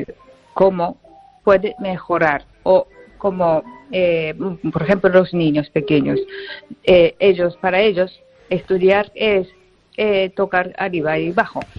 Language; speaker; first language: Spanish; non-native, fluent; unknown